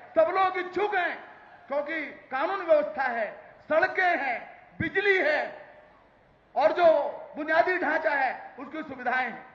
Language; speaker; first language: Hindi; native; Hindi